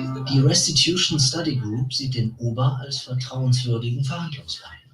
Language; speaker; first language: German; native; German